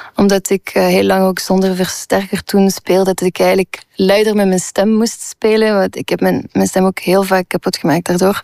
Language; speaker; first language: Dutch; non-native, local second language; French